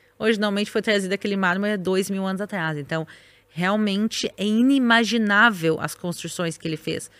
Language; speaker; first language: Portuguese; native; Portuguese